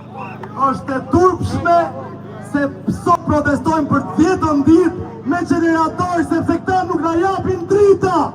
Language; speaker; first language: Albanian; native; Albanian